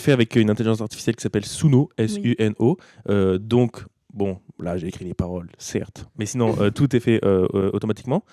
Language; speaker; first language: French; native; French